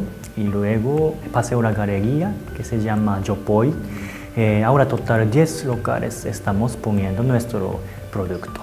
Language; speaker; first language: Spanish; non-native, learner; Japanese